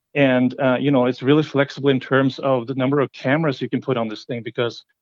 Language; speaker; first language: English; non-native, fluent; Norwegian